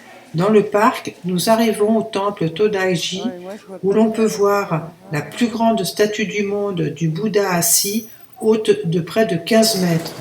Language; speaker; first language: French; native; French